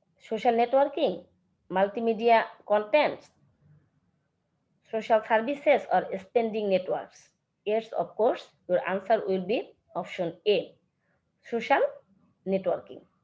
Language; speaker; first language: English; non-native, local second language; Bangla